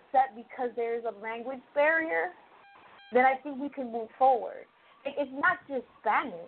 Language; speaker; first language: English; early bilingual, other home language; Spanish